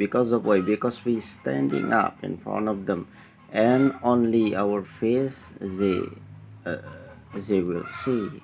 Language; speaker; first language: English; non-native, learner; Indonesian